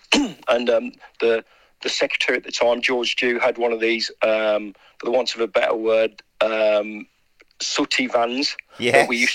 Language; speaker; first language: English; native; English